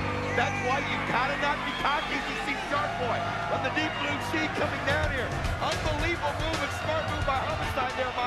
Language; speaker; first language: English; native; English